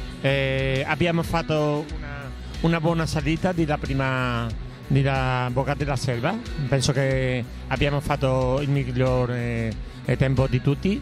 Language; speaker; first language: Italian; non-native, learner; Spanish